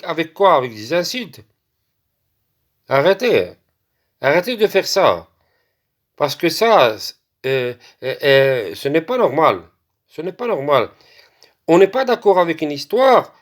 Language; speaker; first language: French; non-native, local second language; Arabic